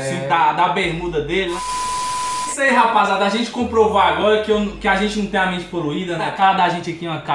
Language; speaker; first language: Portuguese; native; Portuguese